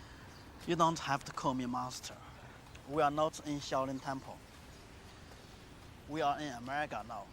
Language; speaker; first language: English; non-native, learner; Chinese